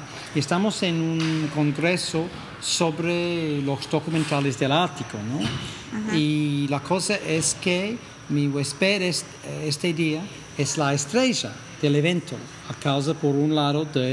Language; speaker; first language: Spanish; non-native, fluent; English